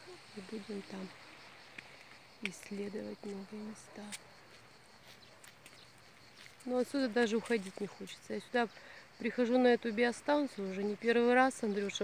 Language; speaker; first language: Russian; native; Russian